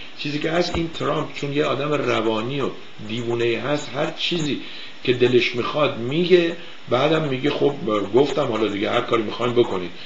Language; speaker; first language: Persian; native; Persian